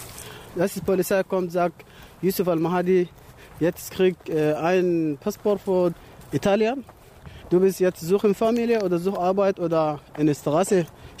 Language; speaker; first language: German; non-native, learner; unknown